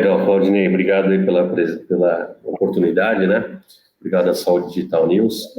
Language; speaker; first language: Portuguese; native; Portuguese